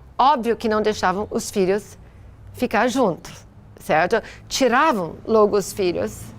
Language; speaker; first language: Portuguese; non-native, fluent; English